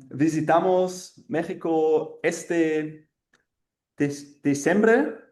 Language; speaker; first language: Spanish; non-native, learner; German